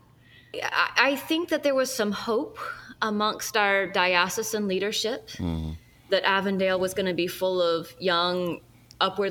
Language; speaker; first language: English; native; English